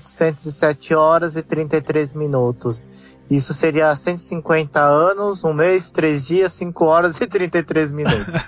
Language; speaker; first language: Portuguese; native; Portuguese